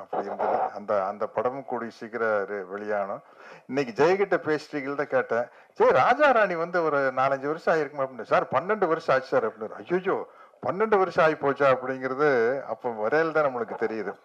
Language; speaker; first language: Tamil; native; Tamil